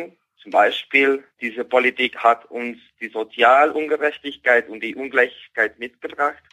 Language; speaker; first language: German; non-native, fluent; Spanish